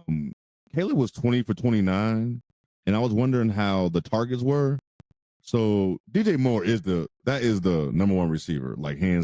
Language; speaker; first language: English; native; English